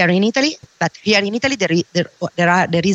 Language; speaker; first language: English; non-native, learner; Russian